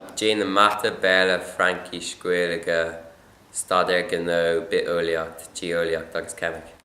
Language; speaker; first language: Irish; non-native, local second language; English